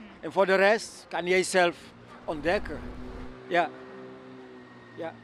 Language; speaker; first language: Dutch; non-native, learner; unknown